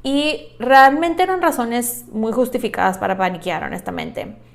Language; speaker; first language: Spanish; native; Spanish